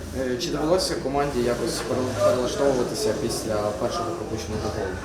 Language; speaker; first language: Ukrainian; native; Ukrainian